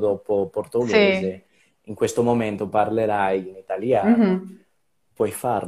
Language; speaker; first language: Italian; non-native, learner; Portuguese